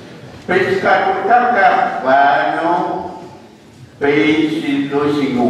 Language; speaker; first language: Portuguese; non-native, local second language; Kayapó